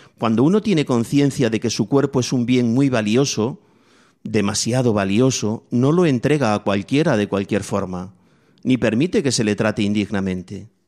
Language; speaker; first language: Spanish; native; Spanish